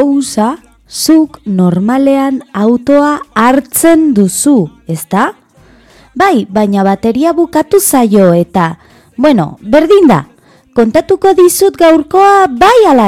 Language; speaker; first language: Basque; non-native, local second language; Spanish